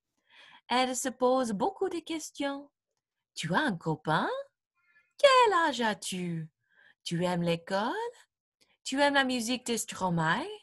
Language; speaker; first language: French; non-native, fluent; English